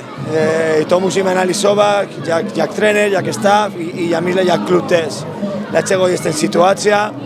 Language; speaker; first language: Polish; non-native, learner; Spanish